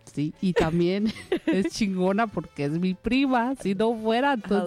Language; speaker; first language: Spanish; native; Spanish